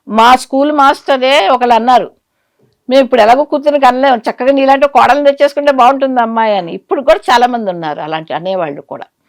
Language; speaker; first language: Telugu; native; Telugu